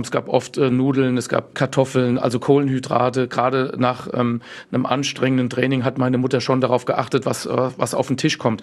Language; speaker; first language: German; native; German